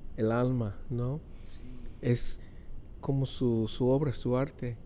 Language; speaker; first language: Spanish; non-native, fluent; English